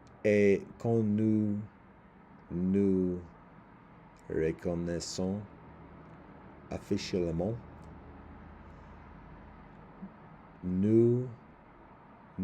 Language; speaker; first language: French; non-native, learner; English